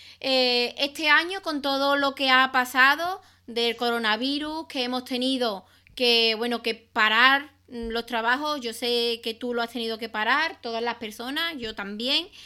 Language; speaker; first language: Spanish; native; Spanish